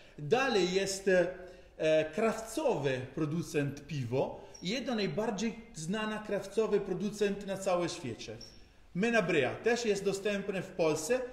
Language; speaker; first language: Polish; non-native, learner; Italian